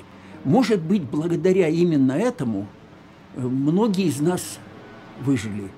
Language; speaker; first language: Russian; native; Russian